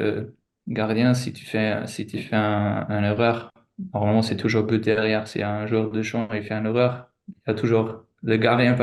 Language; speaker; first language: French; non-native, fluent; German